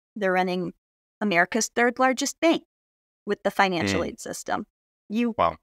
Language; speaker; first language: English; native; English